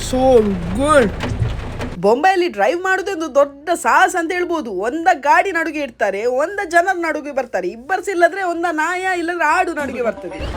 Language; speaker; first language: Kannada; non-native, local second language; Tulu